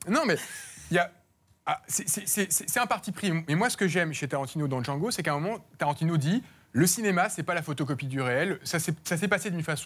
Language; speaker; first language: French; native; French